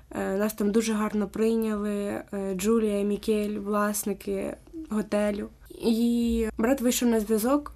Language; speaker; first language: Ukrainian; native; Ukrainian